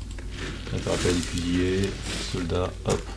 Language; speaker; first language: French; native; French